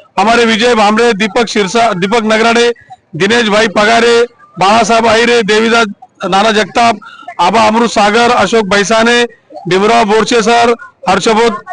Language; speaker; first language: Hindi; non-native, local second language; Marathi